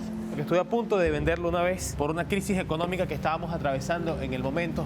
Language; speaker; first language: Spanish; native; Spanish